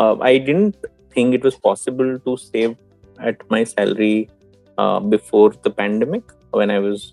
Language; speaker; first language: English; non-native, local second language; Odia